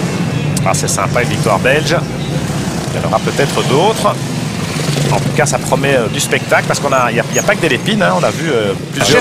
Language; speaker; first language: French; native; French